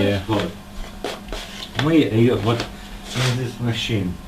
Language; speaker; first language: English; non-native, learner; Russian